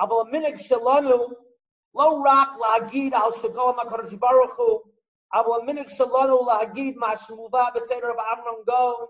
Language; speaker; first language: Hebrew; non-native, fluent; English